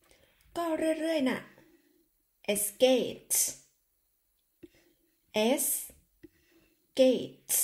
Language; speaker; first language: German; non-native, fluent; Thai